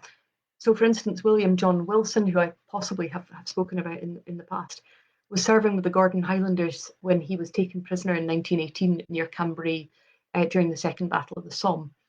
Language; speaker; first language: English; native; English